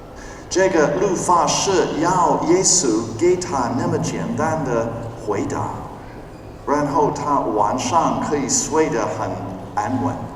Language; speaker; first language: Chinese; non-native, fluent; English